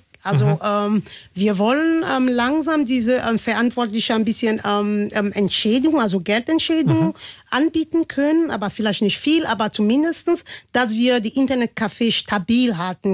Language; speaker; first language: German; non-native, fluent; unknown